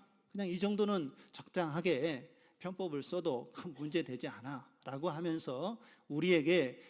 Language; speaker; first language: Korean; native; Korean